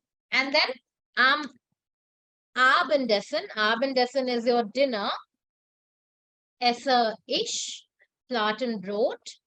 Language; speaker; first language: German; non-native, fluent; Hindi